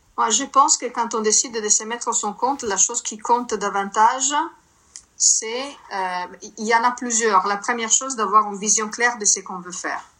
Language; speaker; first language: French; non-native, fluent; Italian